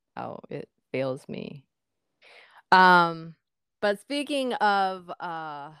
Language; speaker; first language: English; non-native, fluent; Japanese